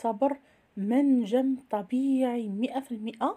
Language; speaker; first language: Arabic; native; Arabic